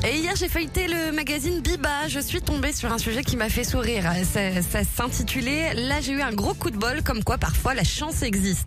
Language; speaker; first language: French; native; French